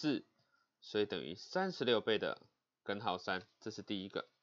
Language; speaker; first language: Chinese; native; Chinese